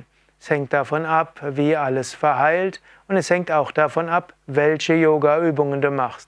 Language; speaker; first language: German; non-native, fluent; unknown